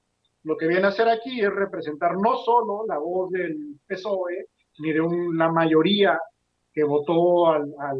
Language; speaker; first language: Spanish; native; Spanish